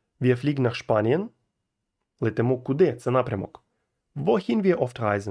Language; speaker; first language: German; non-native, fluent; Ukrainian